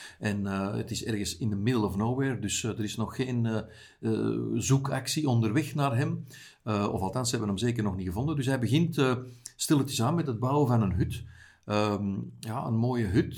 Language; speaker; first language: Dutch; native; Dutch